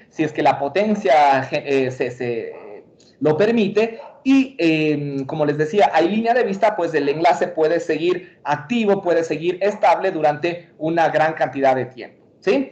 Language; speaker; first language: Spanish; native; Spanish